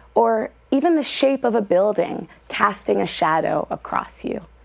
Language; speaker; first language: English; native; English